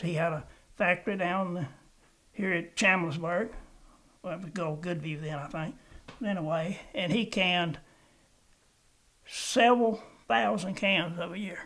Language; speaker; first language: English; native; English